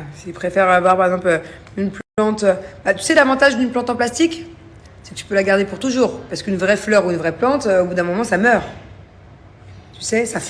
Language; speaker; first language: French; native; French